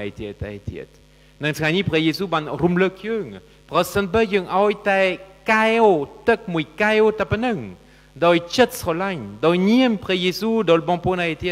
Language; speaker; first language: Khmer; non-native, fluent; French